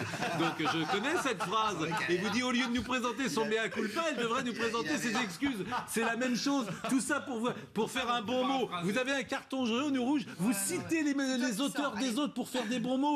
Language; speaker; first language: French; native; French